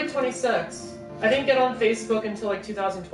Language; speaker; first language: English; native; English